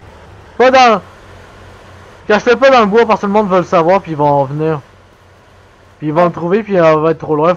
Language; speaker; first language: French; native; French